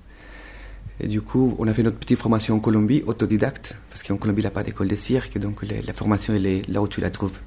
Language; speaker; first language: French; non-native, fluent; Spanish